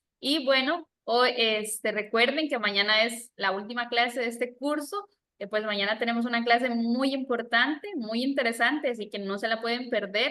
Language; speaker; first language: Spanish; native; Spanish